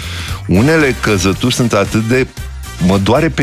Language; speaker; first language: Romanian; native; Romanian